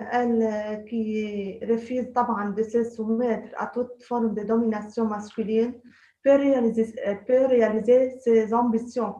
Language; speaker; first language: French; non-native, local second language; Arabic